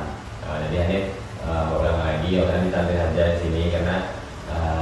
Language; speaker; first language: Indonesian; native; Indonesian